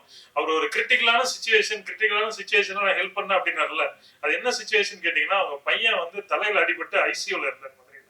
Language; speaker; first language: Tamil; native; Tamil